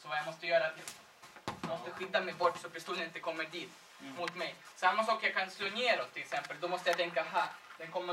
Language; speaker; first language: Swedish; non-native, fluent; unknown